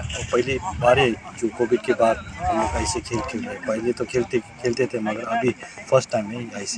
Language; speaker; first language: Hindi; non-native, fluent; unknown